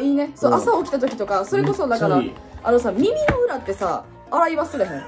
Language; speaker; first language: Japanese; native; Japanese